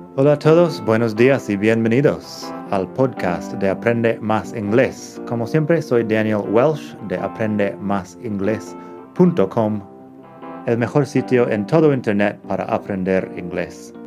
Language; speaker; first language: Spanish; non-native, fluent; English